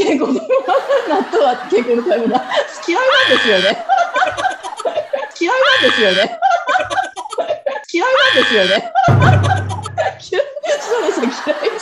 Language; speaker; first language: Japanese; native; Japanese